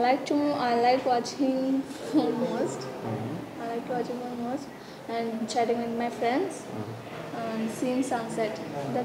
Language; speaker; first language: English; non-native, learner; Bangla